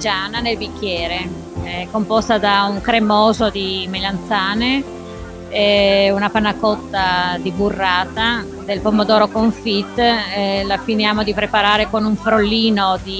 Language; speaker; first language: Italian; native; Italian